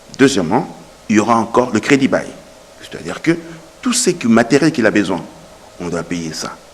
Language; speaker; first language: French; non-native, local second language; Lingala